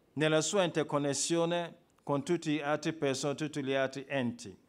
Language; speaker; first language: Italian; non-native, fluent; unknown